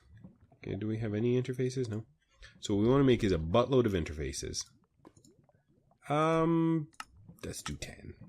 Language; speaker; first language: English; native; English